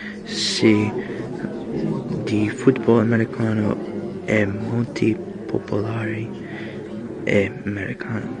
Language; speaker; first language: Italian; non-native, learner; English